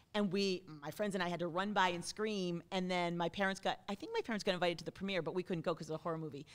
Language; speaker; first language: English; native; English